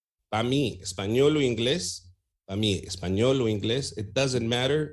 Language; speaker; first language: Spanish; early bilingual, heritage; Spanish